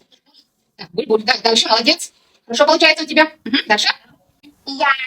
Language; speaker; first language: Russian; non-native, local second language; Kazakh